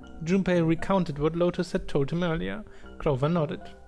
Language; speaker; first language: English; non-native, fluent; German